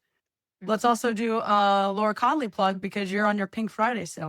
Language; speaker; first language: English; native; English